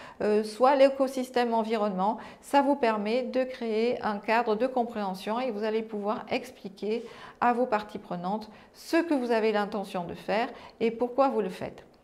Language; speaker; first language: French; native; French